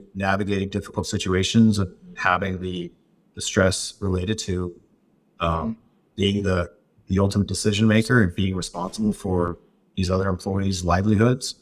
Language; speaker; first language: English; native; English